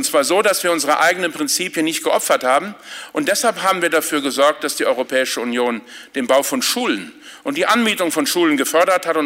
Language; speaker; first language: German; native; German